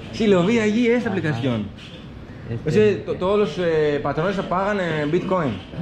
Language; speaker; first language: Spanish; non-native, fluent; Greek